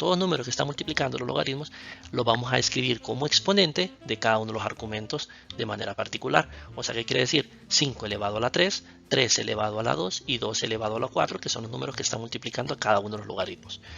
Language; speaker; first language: Spanish; native; Spanish